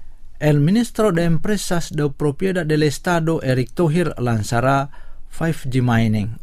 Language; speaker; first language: Spanish; non-native, fluent; Indonesian